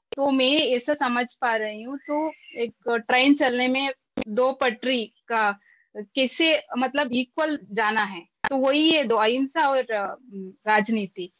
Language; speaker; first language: Hindi; non-native, local second language; Kannada